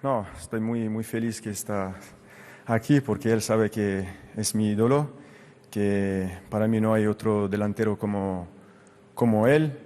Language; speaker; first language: Spanish; non-native, fluent; French